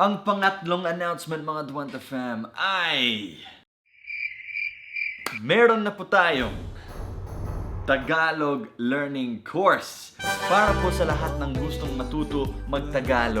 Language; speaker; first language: Filipino; non-native, fluent; English